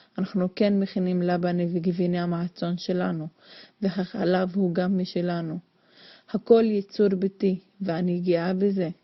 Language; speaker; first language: Hebrew; non-native, local second language; Arabic